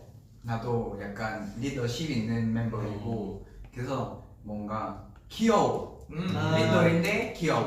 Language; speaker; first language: Korean; non-native, fluent; Vietnamese